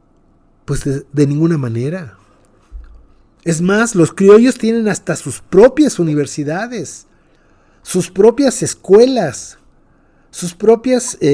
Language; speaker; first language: Spanish; native; Spanish